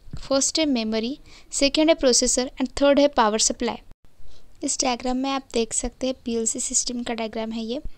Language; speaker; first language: Hindi; non-native, local second language; Marathi